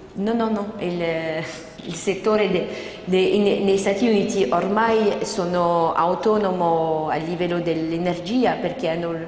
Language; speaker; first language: Italian; non-native, fluent; French